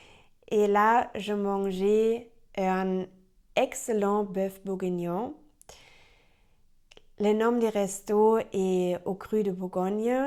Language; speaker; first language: French; non-native, learner; German